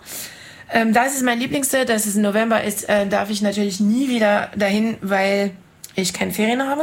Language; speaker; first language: German; non-native, fluent; French